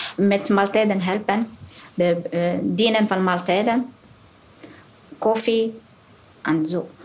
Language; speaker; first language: Dutch; non-native, learner; Arabic